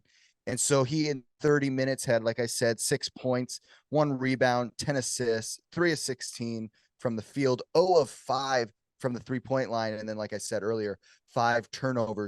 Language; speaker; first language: English; native; English